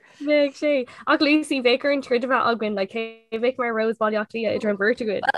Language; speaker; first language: Irish; non-native, local second language; English